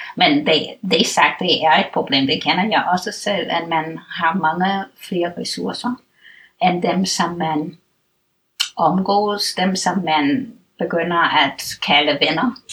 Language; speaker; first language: Danish; non-native, fluent; English